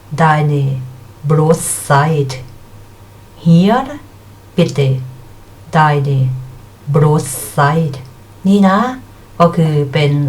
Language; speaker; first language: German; non-native, fluent; Thai